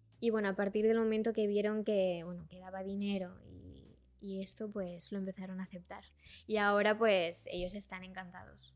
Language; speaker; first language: Spanish; early bilingual, other home language; Portuguese